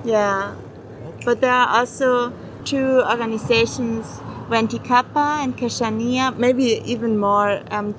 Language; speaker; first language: English; non-native, fluent; German